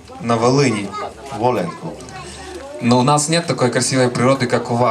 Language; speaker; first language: Russian; non-native, local second language; Ukrainian